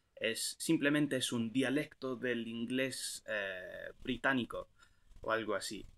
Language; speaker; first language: Spanish; non-native, fluent; English